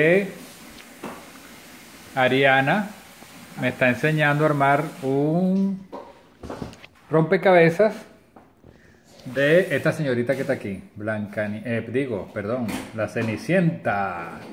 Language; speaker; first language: Spanish; native; Spanish